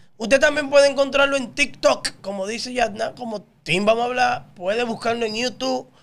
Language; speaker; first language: Spanish; native; Spanish